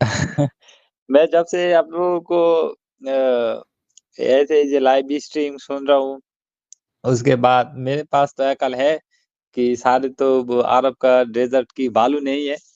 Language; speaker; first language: Hindi; non-native, learner; Bangla